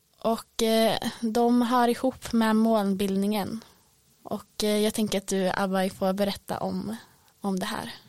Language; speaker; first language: Swedish; native; Swedish